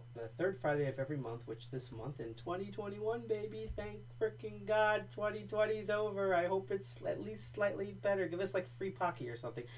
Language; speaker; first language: English; native; English